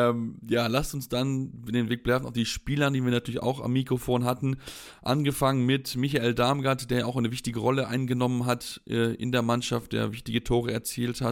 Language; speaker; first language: German; native; German